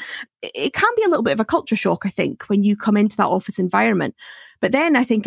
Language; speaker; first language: English; native; English